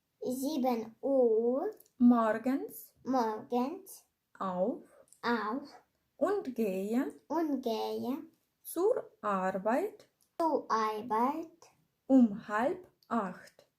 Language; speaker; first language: German; non-native, fluent; Ukrainian